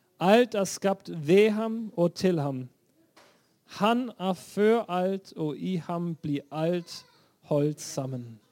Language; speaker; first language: Norwegian; non-native, fluent; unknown